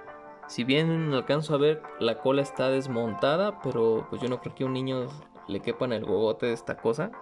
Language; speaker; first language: Spanish; native; Spanish